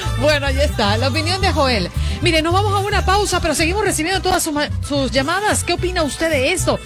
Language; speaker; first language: Spanish; native; Spanish